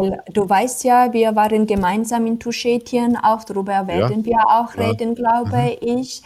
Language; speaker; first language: German; non-native, fluent; Georgian